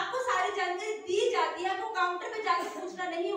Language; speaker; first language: Hindi; native; Hindi